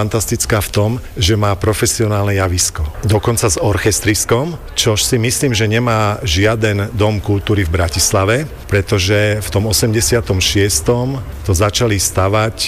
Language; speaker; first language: Slovak; native; Slovak